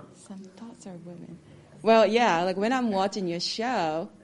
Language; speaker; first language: English; non-native, fluent; Japanese